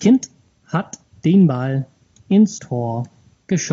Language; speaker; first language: German; non-native, fluent; English